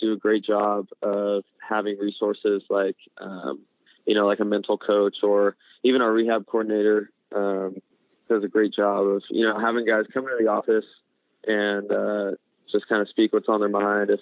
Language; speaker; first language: English; native; English